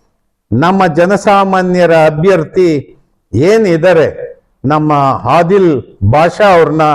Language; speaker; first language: Kannada; native; Kannada